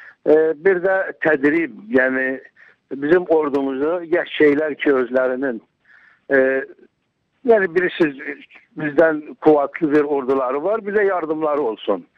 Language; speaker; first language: Turkish; non-native, learner; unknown